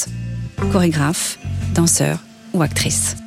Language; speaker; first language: French; native; French